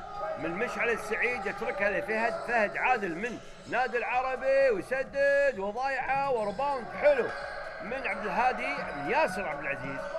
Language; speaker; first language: Arabic; native; Arabic